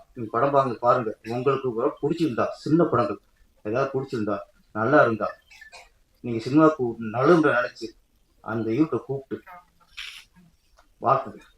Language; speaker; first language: Tamil; native; Tamil